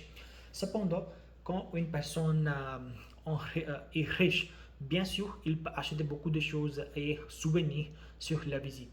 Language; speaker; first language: French; non-native, learner; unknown